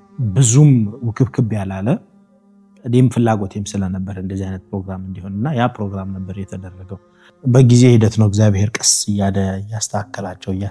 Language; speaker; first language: Amharic; native; Amharic